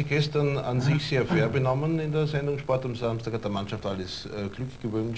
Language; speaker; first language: German; native; German